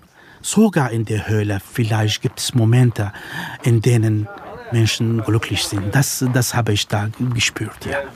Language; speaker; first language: German; non-native, fluent; Kurdish